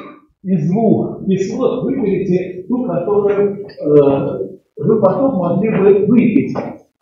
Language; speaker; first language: Russian; native; Russian